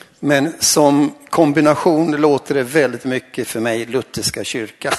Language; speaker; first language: Swedish; native; Swedish